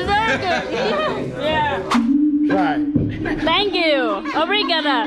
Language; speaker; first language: English; non-native, learner; Thai